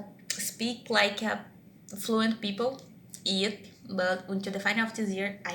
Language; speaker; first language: English; non-native, learner; Portuguese